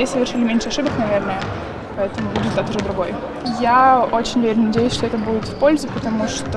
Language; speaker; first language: Russian; native; Russian